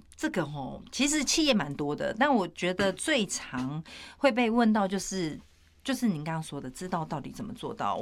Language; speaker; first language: Chinese; native; Chinese